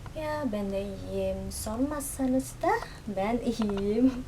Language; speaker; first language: Turkish; non-native, fluent; Indonesian